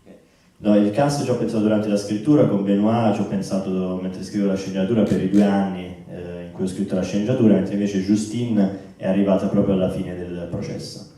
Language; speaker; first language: Italian; native; Italian